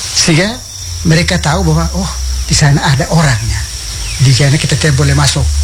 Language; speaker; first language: Indonesian; non-native, local second language; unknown